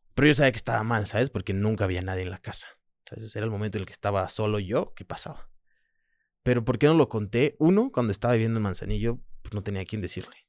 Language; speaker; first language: Spanish; early bilingual, other home language; French